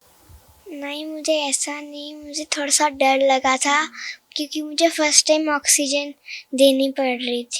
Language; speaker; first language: Hindi; non-native, local second language; Punjabi